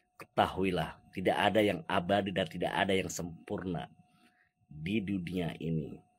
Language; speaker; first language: Indonesian; native; Indonesian